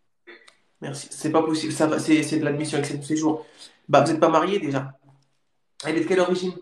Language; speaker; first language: French; native; French